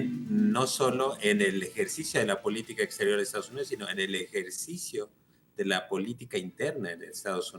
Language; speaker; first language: Spanish; native; Spanish